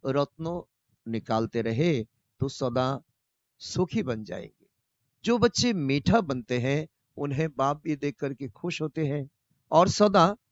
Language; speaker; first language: Hindi; non-native, local second language; Bangla